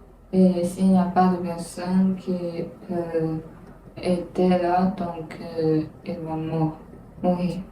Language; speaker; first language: French; non-native, learner; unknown